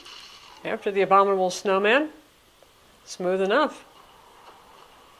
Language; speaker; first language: English; native; English